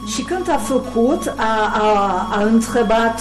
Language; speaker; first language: Romanian; non-native, learner; French